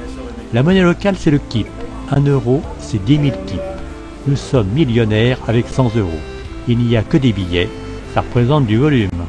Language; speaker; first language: French; native; French